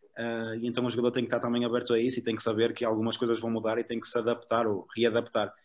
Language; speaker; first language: Portuguese; native; Portuguese